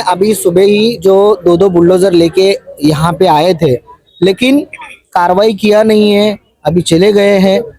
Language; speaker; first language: Hindi; non-native, local second language; Marathi